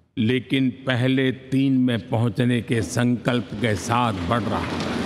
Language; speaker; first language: Hindi; non-native, local second language; Gujarati